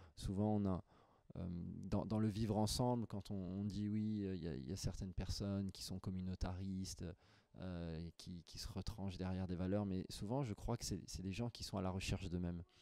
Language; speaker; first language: French; native; French